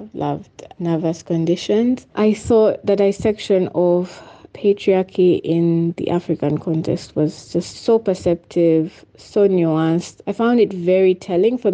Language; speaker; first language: English; non-native, local second language; Ganda